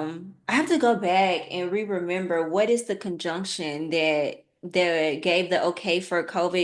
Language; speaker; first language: English; native; English